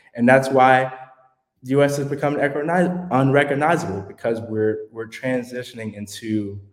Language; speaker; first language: English; native; English